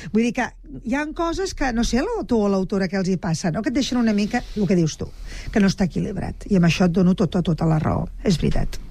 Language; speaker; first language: Catalan; native; Catalan